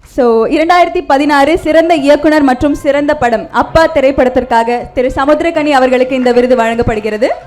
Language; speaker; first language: Tamil; native; Tamil